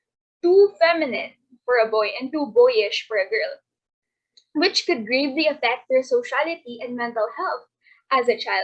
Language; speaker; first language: English; non-native, local second language; Filipino